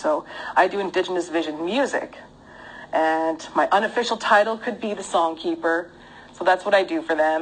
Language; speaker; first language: English; native; English